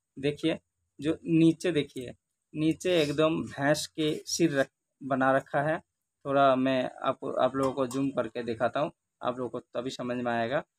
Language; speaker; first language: Hindi; non-native, local second language; Bangla